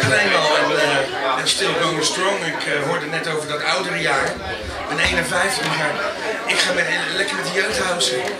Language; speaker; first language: Dutch; native; Dutch